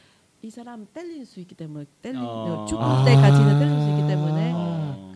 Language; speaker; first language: Korean; non-native, fluent; Vietnamese